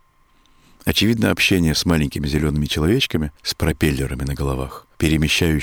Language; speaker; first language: Russian; native; Russian